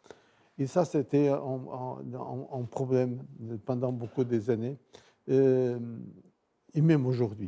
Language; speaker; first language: French; non-native, fluent; Portuguese